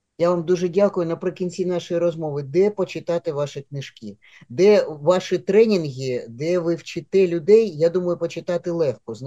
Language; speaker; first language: Ukrainian; non-native, local second language; Russian